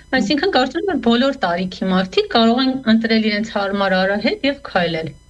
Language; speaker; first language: Armenian; native; Armenian